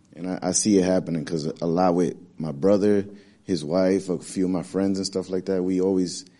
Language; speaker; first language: English; native; English